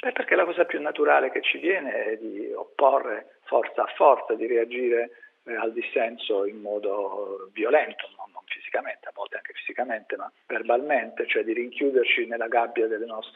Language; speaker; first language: Italian; native; Italian